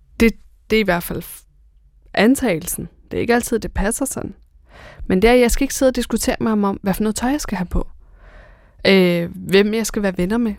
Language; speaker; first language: Danish; early bilingual, other home language; Persian